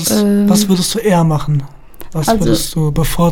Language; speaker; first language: German; native; German